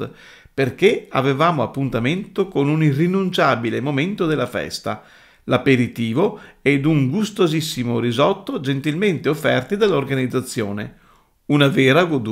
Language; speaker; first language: Italian; native; Italian